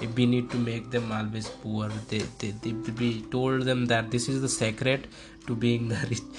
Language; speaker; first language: English; non-native, local second language; Hindi